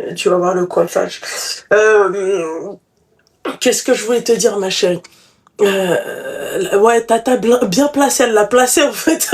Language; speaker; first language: French; native; French